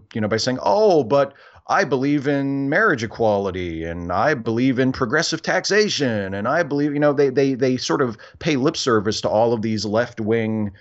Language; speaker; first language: English; native; English